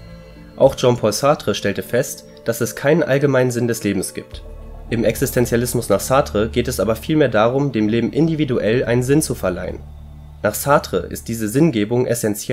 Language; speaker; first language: German; native; German